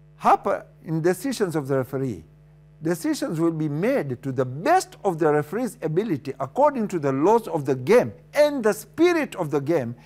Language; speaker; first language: English; non-native, local second language; Swahili